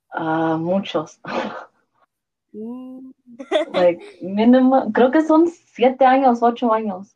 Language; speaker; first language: Spanish; early bilingual, heritage; Spanish